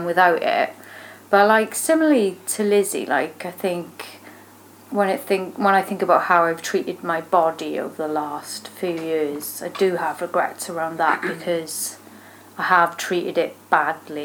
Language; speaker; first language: English; native; English